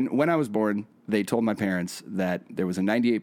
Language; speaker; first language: English; native; English